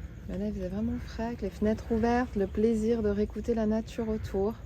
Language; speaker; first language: French; native; French